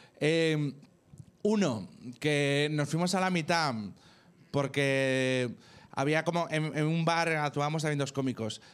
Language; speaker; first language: Spanish; native; Spanish